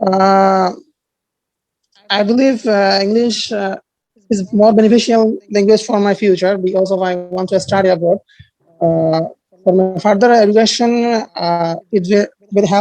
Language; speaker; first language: English; non-native, learner; Bangla